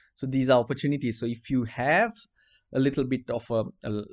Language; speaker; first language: English; non-native, local second language; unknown